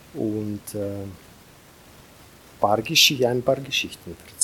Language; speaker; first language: German; non-native, learner; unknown